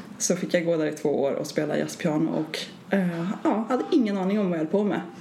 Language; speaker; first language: Swedish; native; Swedish